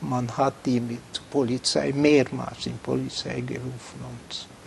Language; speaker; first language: German; non-native, fluent; Hungarian